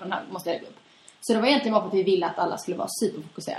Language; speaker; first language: Swedish; native; Swedish